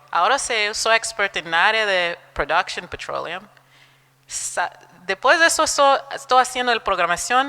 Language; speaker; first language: Spanish; non-native, fluent; Portuguese